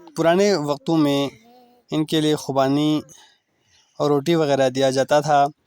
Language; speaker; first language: Urdu; non-native, local second language; Balti